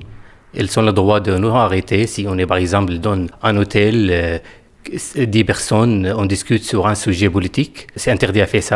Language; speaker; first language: French; non-native, fluent; Arabic